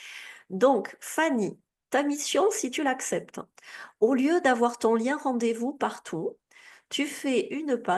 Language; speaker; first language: French; native; French